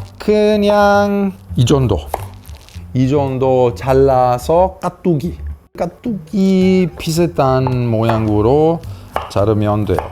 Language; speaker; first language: Korean; non-native, fluent; Italian